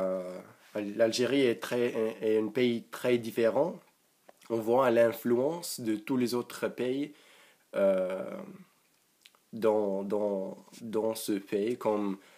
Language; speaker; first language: French; non-native, learner; English